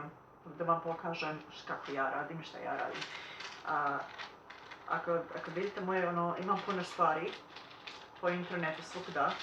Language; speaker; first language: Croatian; early bilingual, heritage; Croatian